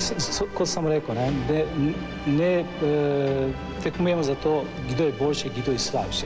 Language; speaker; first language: Slovenian; non-native, fluent; Japanese